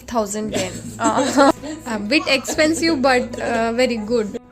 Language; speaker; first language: English; non-native, local second language; Hindi